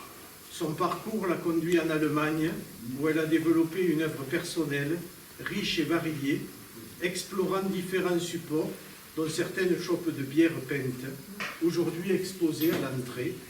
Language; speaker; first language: French; native; French